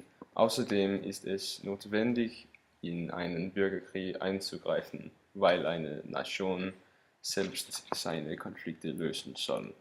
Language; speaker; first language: German; non-native, learner; Danish